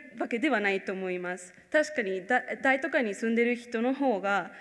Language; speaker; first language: Japanese; non-native, fluent; Spanish